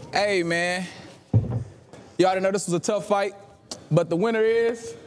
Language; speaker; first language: English; native; English